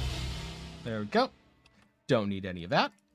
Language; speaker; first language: English; native; English